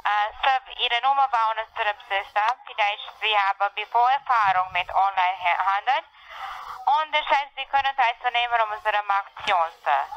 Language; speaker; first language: German; non-native, learner; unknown